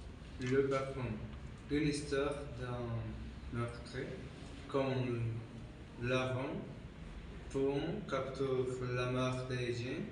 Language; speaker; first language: French; non-native, learner; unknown